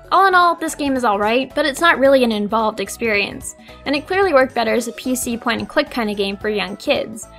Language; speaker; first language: English; native; English